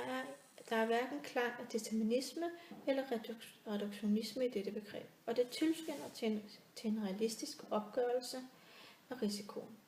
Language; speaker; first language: Danish; native; Danish